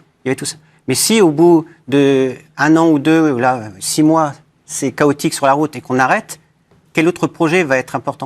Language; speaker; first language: French; native; French